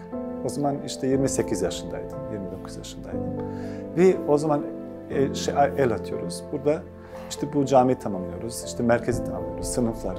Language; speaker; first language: Turkish; non-native, fluent; Bosnian